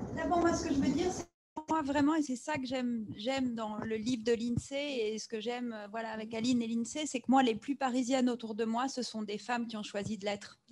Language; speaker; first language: French; native; French